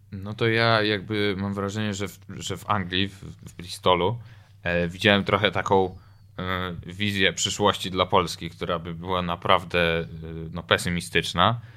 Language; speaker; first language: Polish; native; Polish